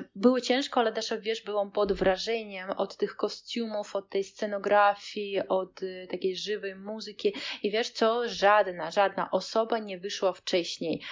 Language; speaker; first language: Polish; non-native, fluent; Russian